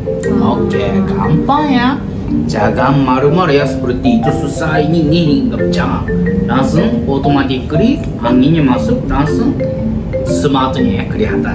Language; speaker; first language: Indonesian; non-native, learner; Japanese